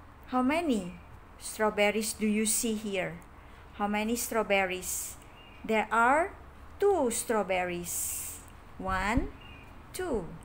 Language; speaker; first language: English; non-native, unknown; Indonesian